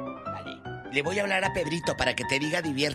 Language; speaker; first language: Spanish; native; Spanish